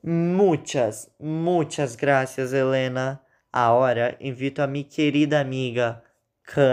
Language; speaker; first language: Spanish; non-native, learner; Portuguese